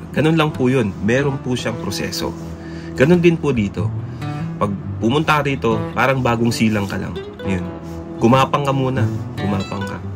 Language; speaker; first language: Filipino; native; Filipino